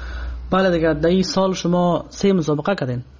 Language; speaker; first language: Persian; native; Persian